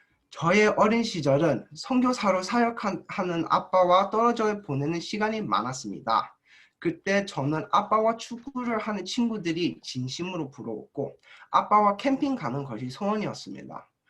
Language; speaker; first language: Korean; early bilingual, heritage; Korean